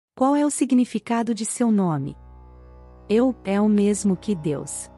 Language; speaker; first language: Portuguese; native; Portuguese